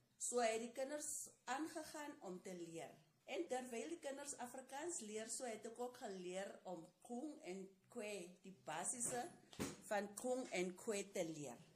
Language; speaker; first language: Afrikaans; non-native, local second language; Xhosa